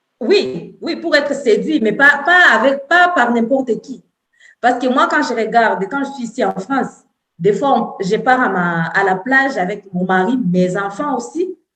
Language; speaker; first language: French; non-native, local second language; Swahili